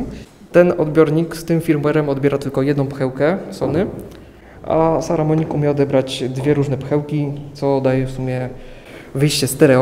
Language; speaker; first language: Polish; native; Polish